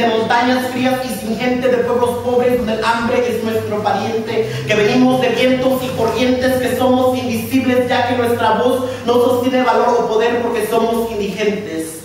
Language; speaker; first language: Spanish; early bilingual, heritage; Spanish